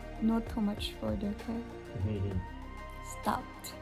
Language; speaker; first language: English; non-native, local second language; Filipino